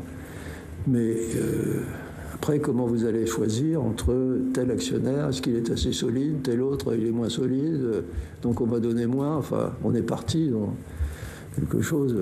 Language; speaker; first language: French; native; French